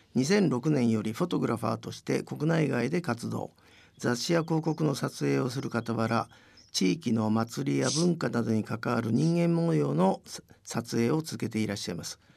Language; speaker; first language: Japanese; native; Japanese